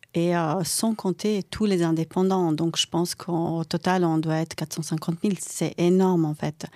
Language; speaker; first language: French; non-native, fluent; Croatian